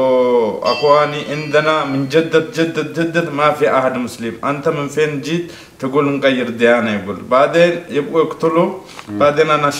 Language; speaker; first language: Arabic; non-native, learner; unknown